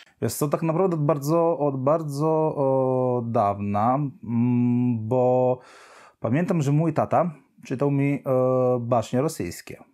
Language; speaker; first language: Polish; non-native, fluent; Italian